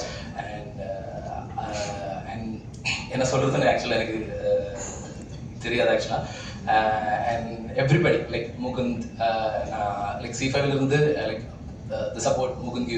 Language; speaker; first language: Tamil; non-native, fluent; Malayalam